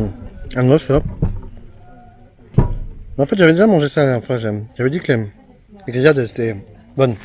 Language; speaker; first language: French; native; French